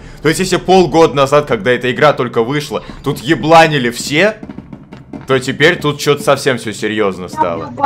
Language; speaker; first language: Russian; native; Russian